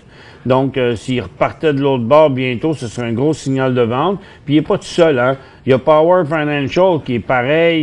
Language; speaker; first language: French; native; French